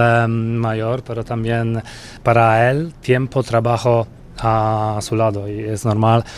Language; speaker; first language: Spanish; non-native, fluent; Polish